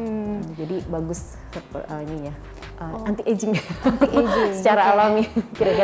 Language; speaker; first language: Indonesian; native; Indonesian